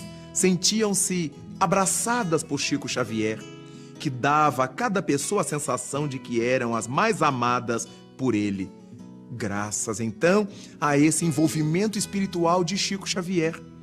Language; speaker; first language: Portuguese; native; Portuguese